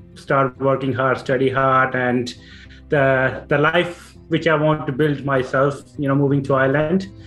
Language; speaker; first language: English; non-native, local second language; Punjabi